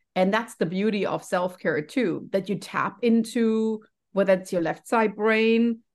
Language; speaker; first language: English; non-native, fluent; German